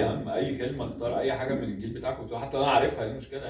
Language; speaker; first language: Arabic; native; Arabic